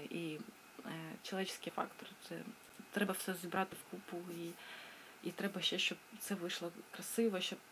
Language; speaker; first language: Ukrainian; non-native, local second language; Russian